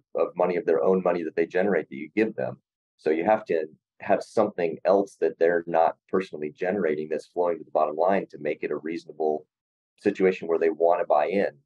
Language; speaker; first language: English; native; English